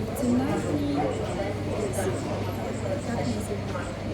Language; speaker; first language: Russian; non-native, learner; Mongolian